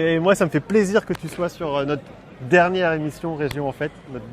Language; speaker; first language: French; native; French